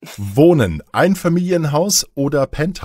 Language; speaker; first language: German; native; German